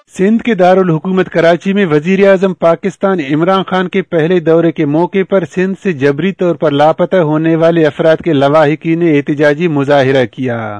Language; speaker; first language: Urdu; non-native, local second language; Baluchi